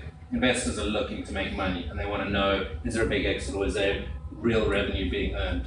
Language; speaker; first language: English; native; English